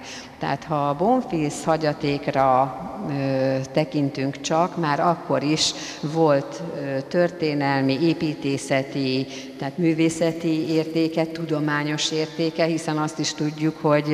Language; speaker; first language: Hungarian; native; Hungarian